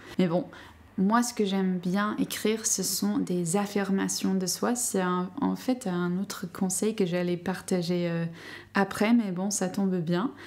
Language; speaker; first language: French; non-native, fluent; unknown